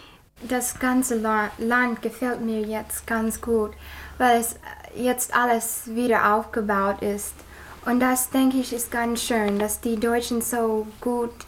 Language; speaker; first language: German; non-native, learner; English